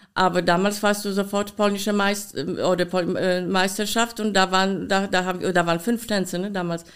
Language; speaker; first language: German; non-native, fluent; Polish